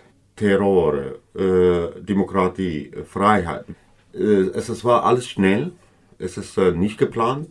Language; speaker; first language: German; non-native, learner; Kurdish